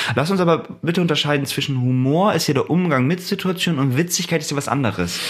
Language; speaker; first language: German; early bilingual, other home language; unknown